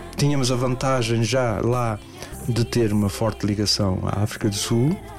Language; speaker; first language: Portuguese; native; Portuguese